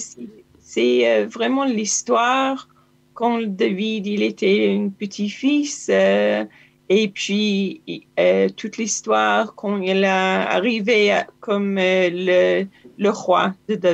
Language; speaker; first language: French; non-native, learner; Hebrew